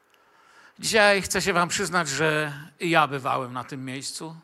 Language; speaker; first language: Polish; native; Polish